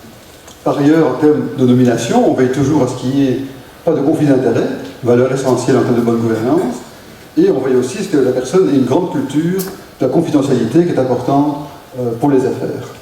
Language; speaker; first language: French; native; French